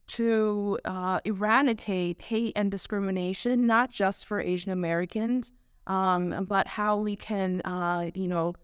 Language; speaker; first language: English; native; English